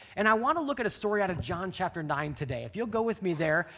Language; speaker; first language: English; native; English